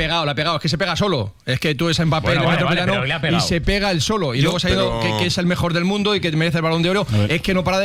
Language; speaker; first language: Spanish; native; Spanish